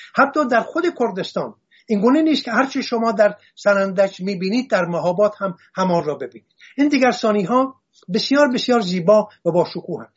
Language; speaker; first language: Persian; non-native, local second language; Assyrian Neo-Aramaic